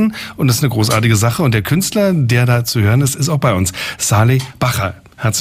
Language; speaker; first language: German; native; German